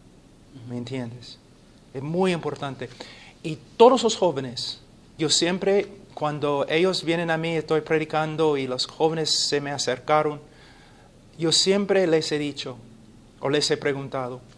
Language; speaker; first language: Spanish; non-native, fluent; English